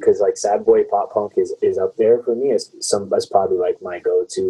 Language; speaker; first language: English; native; English